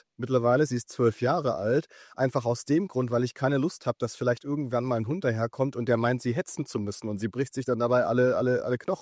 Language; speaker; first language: German; native; German